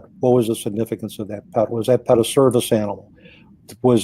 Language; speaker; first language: English; native; English